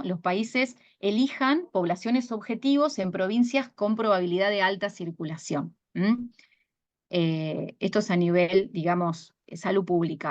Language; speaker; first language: Spanish; native; Spanish